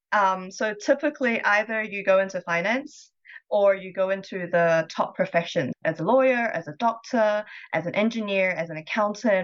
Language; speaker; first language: English; non-native, local second language; Cantonese